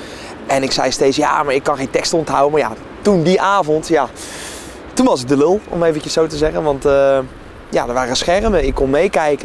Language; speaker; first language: Dutch; native; Dutch